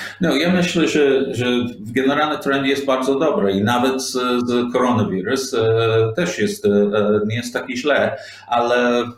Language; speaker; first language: Polish; non-native, learner; English